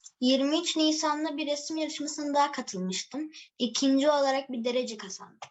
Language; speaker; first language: Turkish; early bilingual, heritage; Turkish